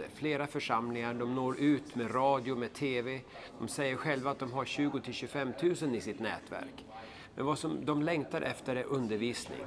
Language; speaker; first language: Swedish; native; Swedish